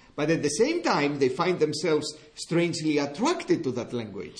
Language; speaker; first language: English; non-native, fluent; Greek